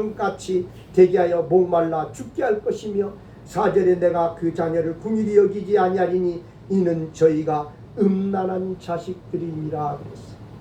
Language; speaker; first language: Korean; native; Korean